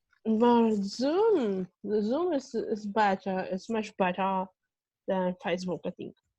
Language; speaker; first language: English; non-native, fluent; Russian